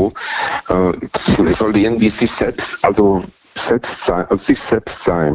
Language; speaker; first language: German; native; German